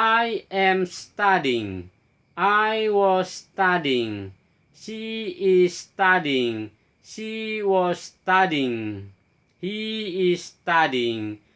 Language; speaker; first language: English; non-native, fluent; Indonesian